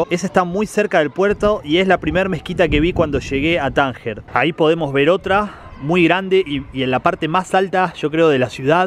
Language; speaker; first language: Spanish; native; Spanish